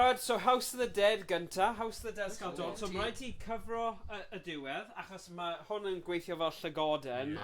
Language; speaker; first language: Welsh; native; Welsh